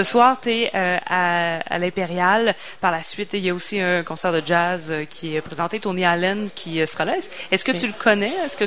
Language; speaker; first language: French; native; French